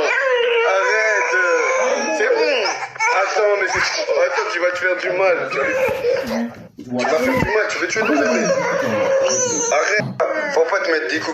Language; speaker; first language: French; native; French